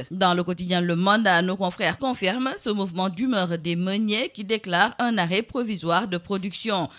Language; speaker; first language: French; non-native, local second language; Wolof